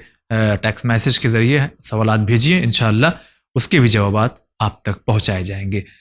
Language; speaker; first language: Urdu; native; Urdu